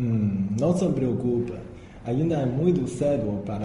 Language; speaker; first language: Portuguese; non-native, fluent; Chinese